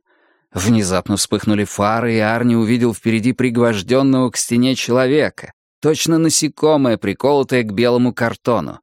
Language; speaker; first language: Russian; native; Russian